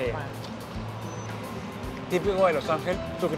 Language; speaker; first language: Spanish; native; Spanish